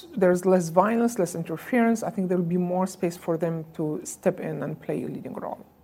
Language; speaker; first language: English; non-native, fluent; Arabic